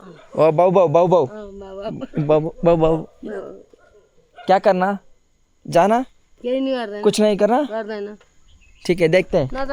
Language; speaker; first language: Hindi; non-native, local second language; Kannada